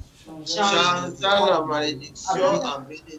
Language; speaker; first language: French; non-native, local second language; Lingala